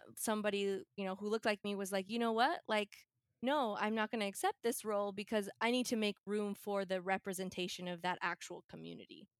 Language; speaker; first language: English; native; English